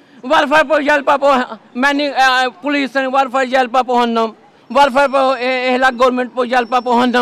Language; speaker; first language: Swedish; non-native, learner; Urdu